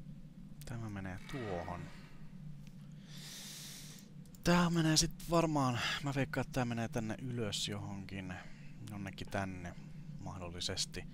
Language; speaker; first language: Finnish; native; Finnish